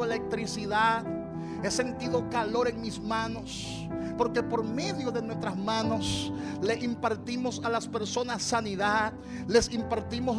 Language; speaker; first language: Spanish; native; Spanish